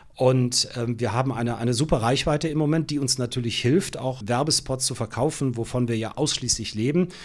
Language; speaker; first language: German; native; German